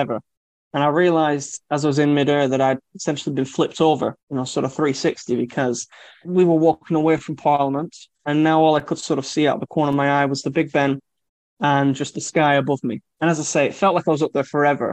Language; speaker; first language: English; native; English